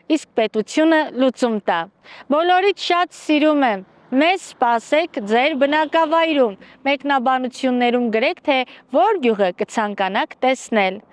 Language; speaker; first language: Armenian; native; Armenian